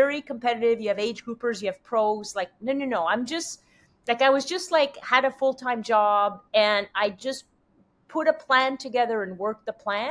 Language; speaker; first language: English; non-native, fluent; French